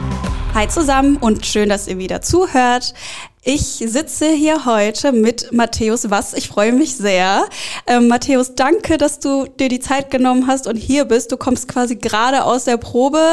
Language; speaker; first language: German; native; German